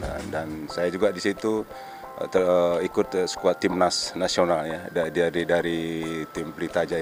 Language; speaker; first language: Indonesian; non-native, local second language; Minangkabau